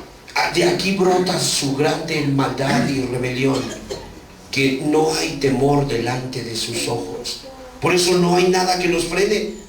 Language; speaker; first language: Spanish; native; Spanish